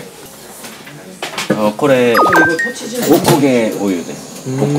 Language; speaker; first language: Japanese; non-native, learner; Korean